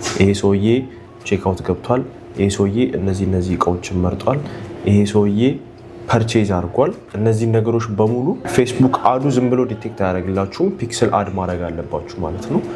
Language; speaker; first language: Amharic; native; Amharic